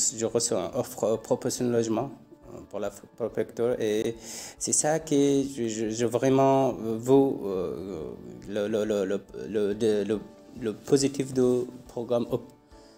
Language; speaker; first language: French; non-native, learner; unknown